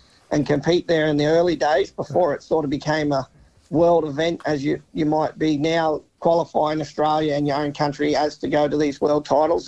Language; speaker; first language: English; native; English